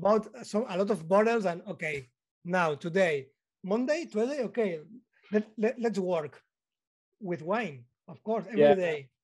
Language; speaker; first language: English; non-native, learner; Spanish